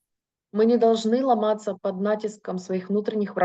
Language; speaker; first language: Russian; native; Russian